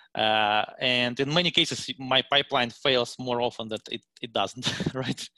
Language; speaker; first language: English; non-native, fluent; Russian